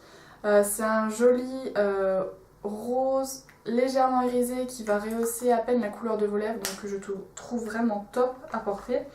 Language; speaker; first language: French; native; French